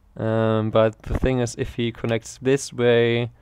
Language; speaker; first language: English; non-native, fluent; German